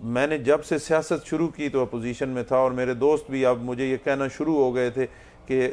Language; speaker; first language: Urdu; non-native, local second language; Punjabi